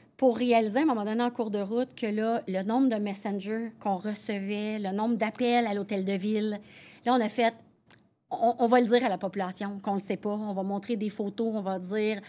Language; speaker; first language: French; native; French